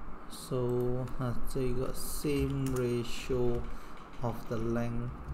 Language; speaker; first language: English; non-native, local second language; Chinese